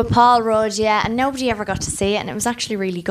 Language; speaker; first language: English; native; English